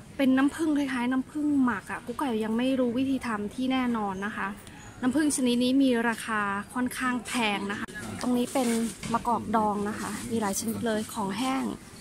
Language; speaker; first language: Thai; native; Thai